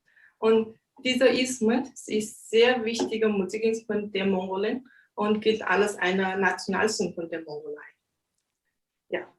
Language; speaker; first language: German; non-native, learner; Mongolian